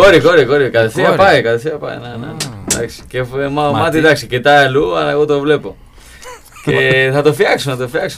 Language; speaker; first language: Greek; non-native, learner; Spanish